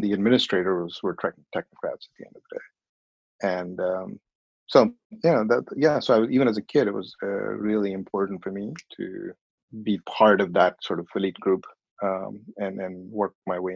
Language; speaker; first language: English; non-native, local second language; Hindi